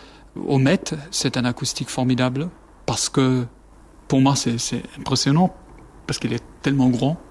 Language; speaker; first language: French; non-native, fluent; German